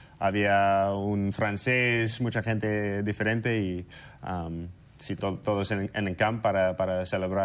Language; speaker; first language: Spanish; non-native, fluent; English